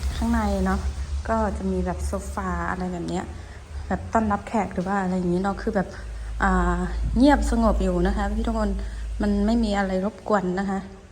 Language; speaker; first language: Thai; non-native, local second language; Shan